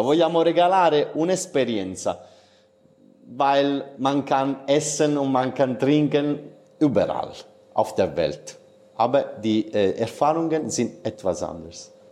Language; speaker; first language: German; non-native, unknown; Italian